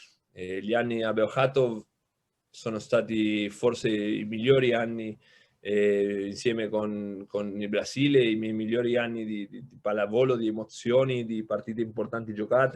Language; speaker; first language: Italian; non-native, local second language; Spanish